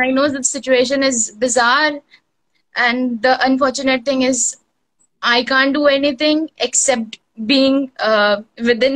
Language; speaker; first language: English; non-native, local second language; Bangla